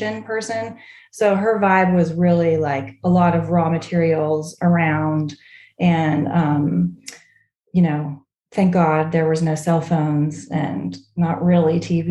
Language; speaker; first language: English; native; English